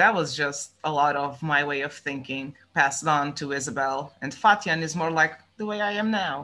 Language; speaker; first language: English; non-native, fluent; Portuguese